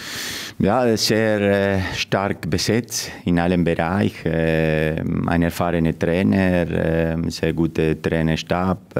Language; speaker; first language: German; non-native, fluent; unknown